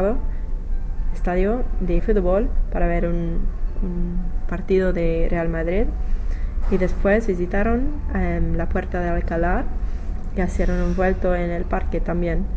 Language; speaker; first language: Spanish; non-native, learner; English